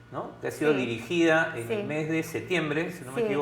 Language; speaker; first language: Spanish; native; Spanish